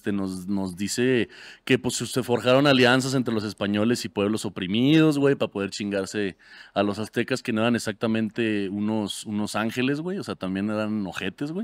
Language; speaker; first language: Spanish; native; Spanish